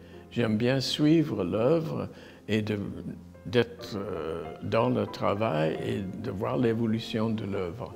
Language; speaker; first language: French; non-native, fluent; English